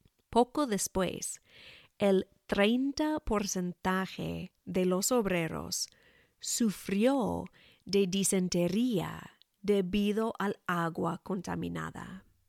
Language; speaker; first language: Spanish; non-native, fluent; English